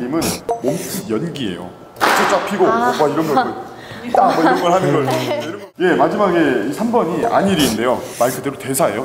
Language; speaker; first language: Korean; native; Korean